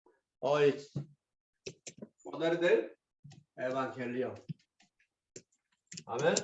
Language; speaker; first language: Spanish; non-native, learner; Korean